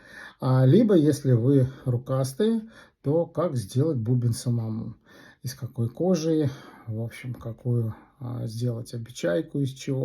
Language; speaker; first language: Russian; native; Russian